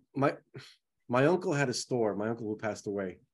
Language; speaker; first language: English; early bilingual, other home language; Russian